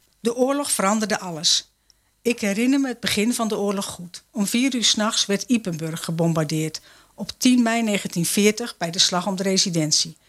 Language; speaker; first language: Dutch; native; Dutch